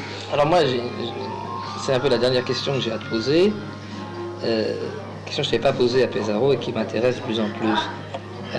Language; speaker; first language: French; native; French